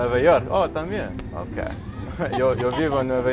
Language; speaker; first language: Spanish; non-native, learner; English